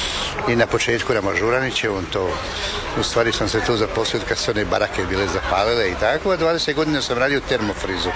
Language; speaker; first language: Serbian; native; Serbian